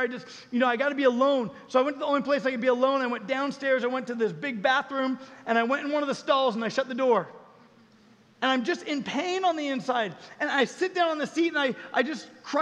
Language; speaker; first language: English; native; English